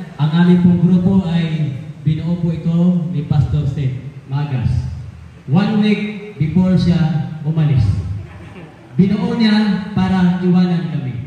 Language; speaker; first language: Filipino; non-native, local second language; Cebuano